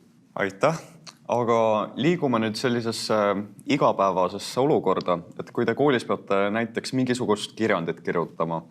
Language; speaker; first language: Estonian; native; Estonian